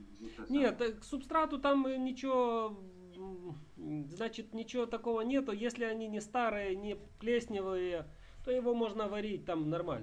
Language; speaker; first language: Russian; native; Russian